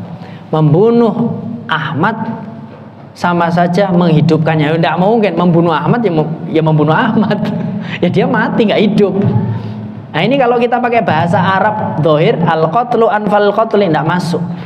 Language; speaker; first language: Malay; non-native, local second language; Javanese